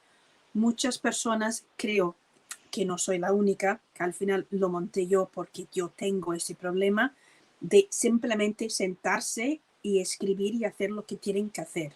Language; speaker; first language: Spanish; non-native, fluent; English